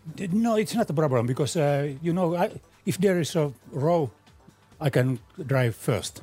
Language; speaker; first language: English; non-native, fluent; Finnish